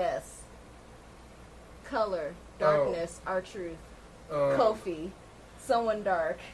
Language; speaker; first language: English; native; English